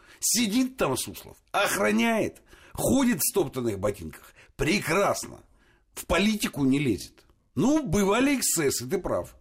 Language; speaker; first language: Russian; native; Russian